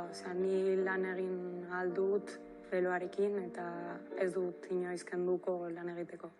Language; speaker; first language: Basque; non-native, local second language; Spanish